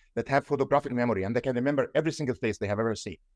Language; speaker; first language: English; non-native, fluent; Arabic